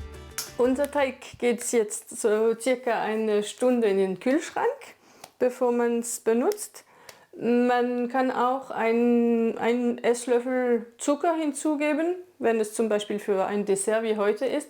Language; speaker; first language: German; non-native, fluent; French